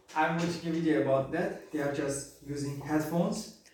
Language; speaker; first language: English; non-native, learner; Turkish